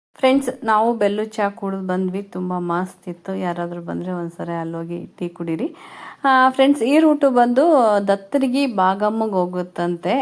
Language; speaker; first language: Kannada; native; Kannada